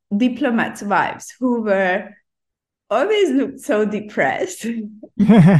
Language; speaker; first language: English; non-native, fluent; Hungarian